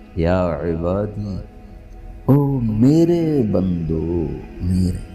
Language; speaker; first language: Urdu; non-native, local second language; Punjabi